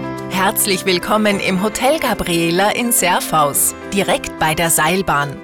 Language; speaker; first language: German; native; German